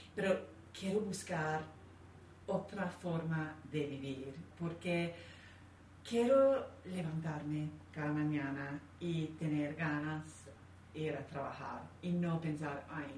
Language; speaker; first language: Spanish; non-native, fluent; English